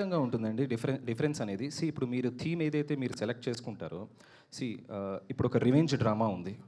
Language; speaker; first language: Telugu; native; Telugu